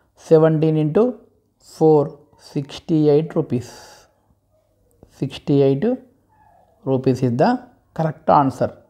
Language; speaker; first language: English; non-native, local second language; Telugu